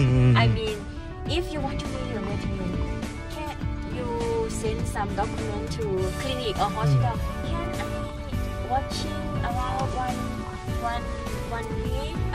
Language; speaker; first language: English; non-native, learner; Thai